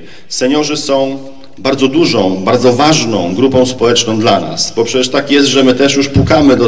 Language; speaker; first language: Polish; native; Polish